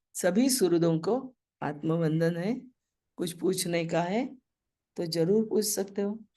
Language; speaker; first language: Hindi; non-native, local second language; Marathi